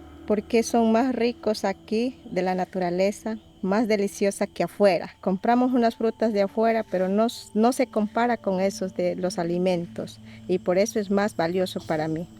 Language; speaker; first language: Spanish; non-native, local second language; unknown